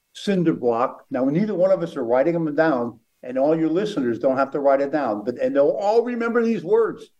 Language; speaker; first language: English; native; English